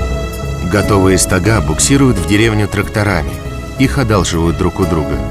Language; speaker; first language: Russian; native; Russian